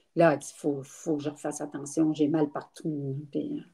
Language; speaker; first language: French; native; French